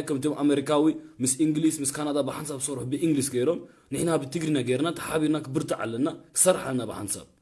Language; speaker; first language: Tigrinya; early bilingual, heritage; Tigrinya